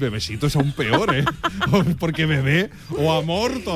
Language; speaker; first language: Spanish; native; Spanish